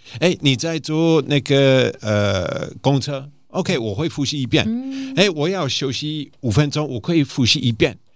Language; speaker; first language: Chinese; non-native, fluent; English